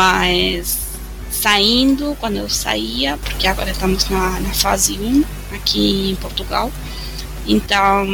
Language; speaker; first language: Portuguese; non-native, fluent; Spanish